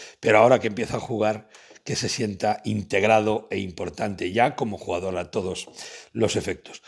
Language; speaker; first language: Spanish; native; Spanish